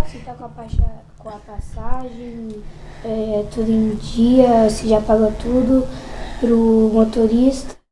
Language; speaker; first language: Portuguese; early bilingual, other home language; Arabic